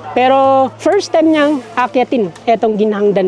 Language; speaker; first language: Filipino; native; Filipino